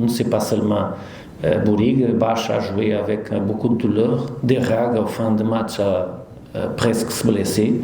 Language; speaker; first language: French; non-native, learner; Portuguese